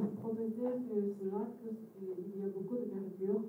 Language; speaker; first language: French; non-native, fluent; Japanese